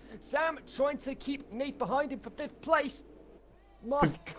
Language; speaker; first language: English; native; English